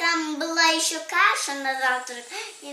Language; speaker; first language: Russian; early bilingual, heritage; Russian